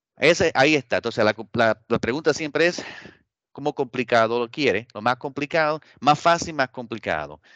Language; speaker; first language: Spanish; early bilingual, heritage; Spanish